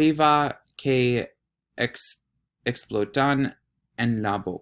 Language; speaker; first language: Spanish; non-native, learner; English